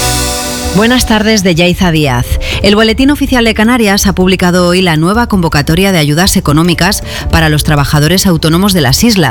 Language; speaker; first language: Spanish; native; Spanish